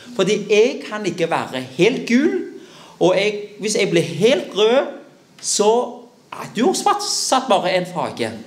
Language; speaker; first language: Norwegian; early bilingual, other home language; Vietnamese